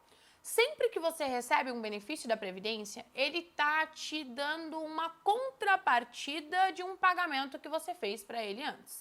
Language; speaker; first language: Portuguese; native; Portuguese